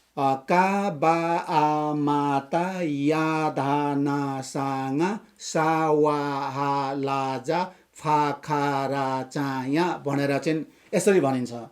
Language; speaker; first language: Nepali; non-native, local second language; Limbu